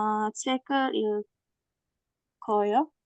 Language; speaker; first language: Korean; non-native, learner; Indonesian